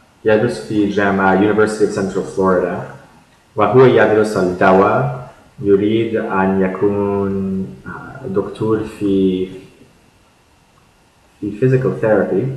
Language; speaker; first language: Arabic; non-native, learner; English